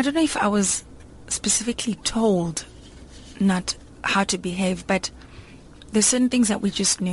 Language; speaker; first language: English; non-native, local second language; Zulu